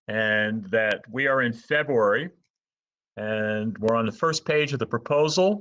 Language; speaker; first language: English; native; English